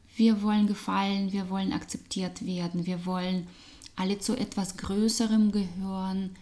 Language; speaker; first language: German; non-native, fluent; Russian